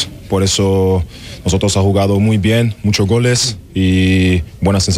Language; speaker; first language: Spanish; non-native, learner; German